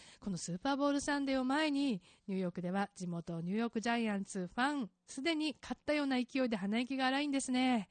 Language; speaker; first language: Japanese; native; Japanese